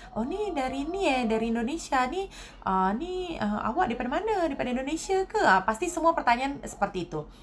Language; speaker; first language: Indonesian; native; Indonesian